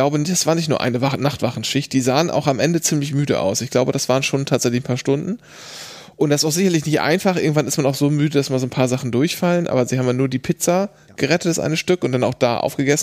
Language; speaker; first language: German; native; German